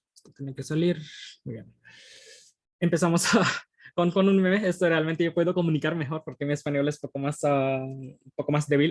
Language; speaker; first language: Spanish; non-native, fluent; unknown